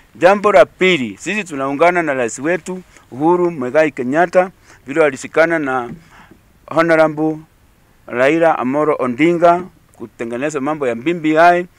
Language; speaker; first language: Swahili; non-native, local second language; Embu